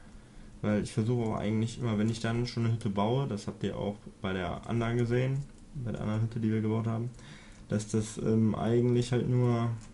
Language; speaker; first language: German; native; German